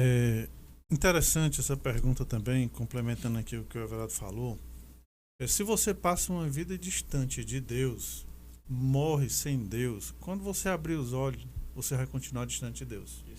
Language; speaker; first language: Portuguese; native; Portuguese